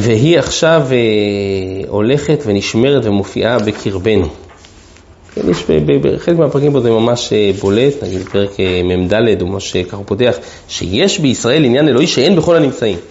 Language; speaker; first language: Hebrew; native; Hebrew